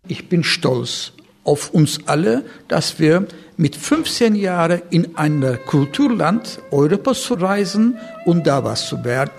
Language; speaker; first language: German; non-native, learner; Turkish